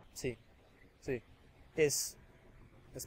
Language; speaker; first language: Spanish; non-native, learner; English